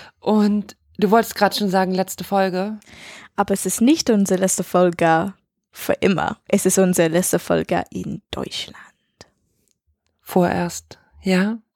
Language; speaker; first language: German; non-native, learner; English